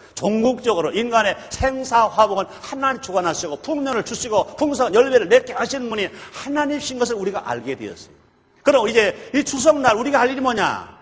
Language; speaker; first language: Korean; native; Korean